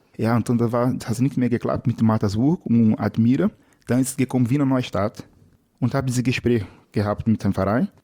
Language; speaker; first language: German; non-native, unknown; Portuguese